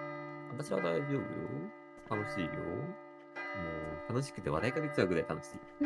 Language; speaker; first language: Japanese; native; Japanese